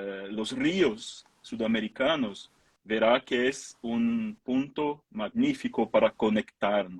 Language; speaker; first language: Spanish; non-native, fluent; Portuguese